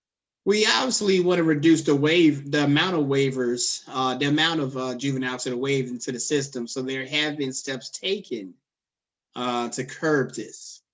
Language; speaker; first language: English; native; English